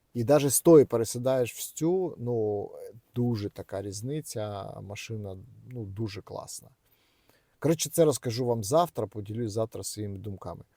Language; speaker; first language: Ukrainian; non-native, local second language; Russian